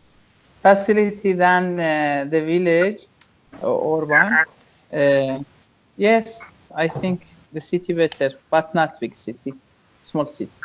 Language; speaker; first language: English; non-native, learner; Persian